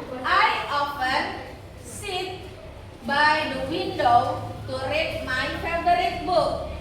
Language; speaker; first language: English; non-native, fluent; Indonesian